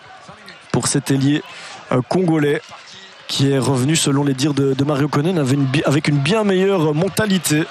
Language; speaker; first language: French; native; French